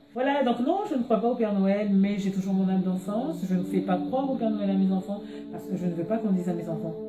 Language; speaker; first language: French; native; French